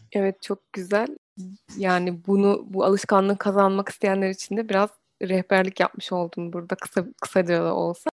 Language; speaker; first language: Turkish; early bilingual, heritage; Turkish